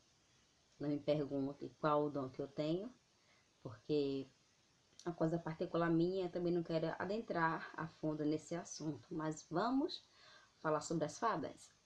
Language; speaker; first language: Portuguese; native; Portuguese